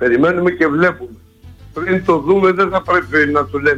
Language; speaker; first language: Greek; native; Greek